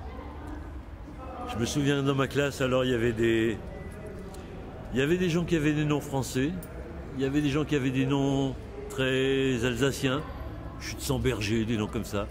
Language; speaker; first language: French; native; French